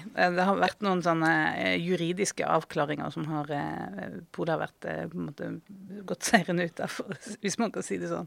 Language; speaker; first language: Norwegian; native; Norwegian